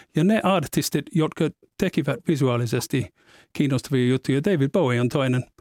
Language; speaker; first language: Finnish; non-native, fluent; English